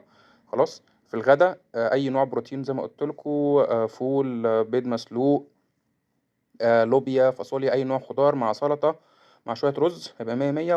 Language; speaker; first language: Arabic; native; Arabic